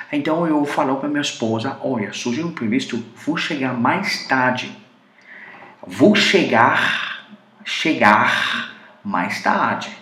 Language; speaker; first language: Portuguese; non-native, fluent; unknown